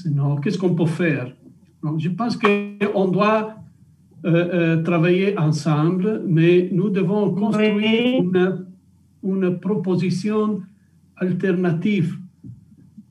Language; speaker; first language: French; non-native, fluent; Italian